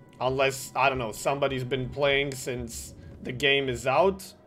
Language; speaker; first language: English; non-native, fluent; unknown